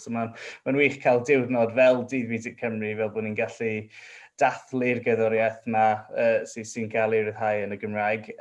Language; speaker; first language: Welsh; non-native, local second language; English